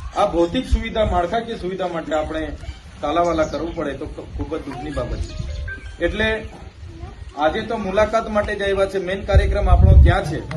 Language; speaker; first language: Gujarati; non-native, local second language; Vasavi